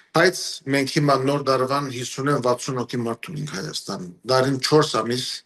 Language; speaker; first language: Armenian; early bilingual, heritage; Armenian